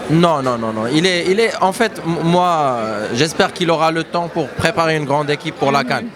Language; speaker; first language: French; non-native, local second language; Arabic